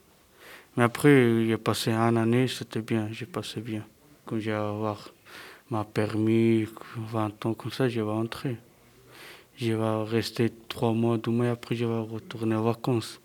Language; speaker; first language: French; non-native, fluent; Serbian